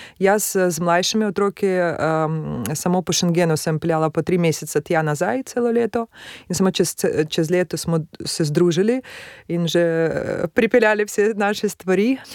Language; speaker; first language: Slovenian; non-native, fluent; Russian